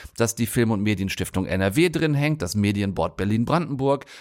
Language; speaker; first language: German; native; German